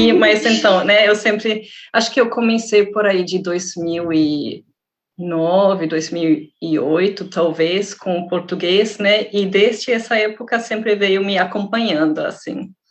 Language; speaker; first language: Portuguese; non-native, fluent; German